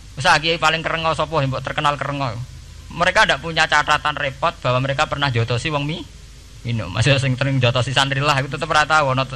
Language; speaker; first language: Indonesian; non-native, local second language; Javanese